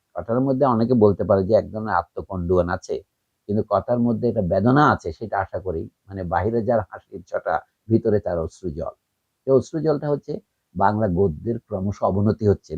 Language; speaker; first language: Bangla; native; Bangla